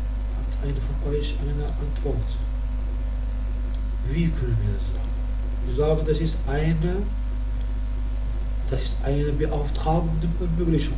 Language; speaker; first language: German; non-native, learner; Arabic